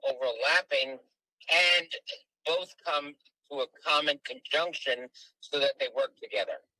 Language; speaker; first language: English; native; English